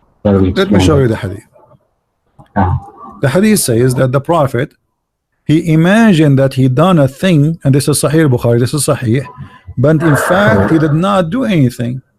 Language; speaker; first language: English; non-native, fluent; Arabic